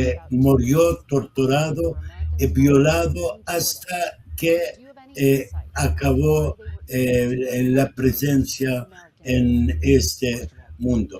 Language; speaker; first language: Spanish; non-native, fluent; Arabic